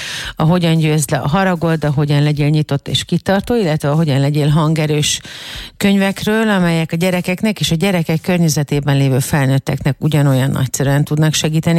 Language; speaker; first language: Hungarian; native; Hungarian